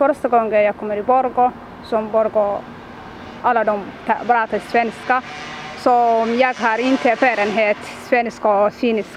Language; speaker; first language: Swedish; non-native, learner; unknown